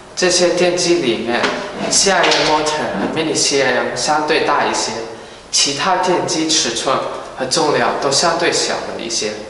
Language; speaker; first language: Chinese; early bilingual, heritage; Chinese